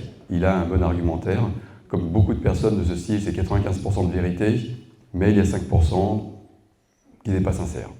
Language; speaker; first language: French; native; French